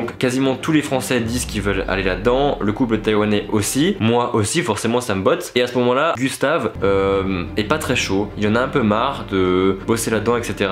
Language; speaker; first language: French; native; French